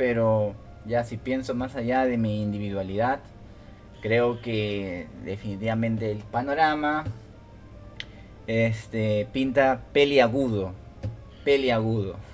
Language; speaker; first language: Spanish; native; Spanish